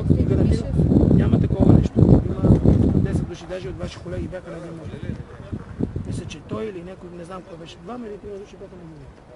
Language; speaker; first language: Bulgarian; native; Bulgarian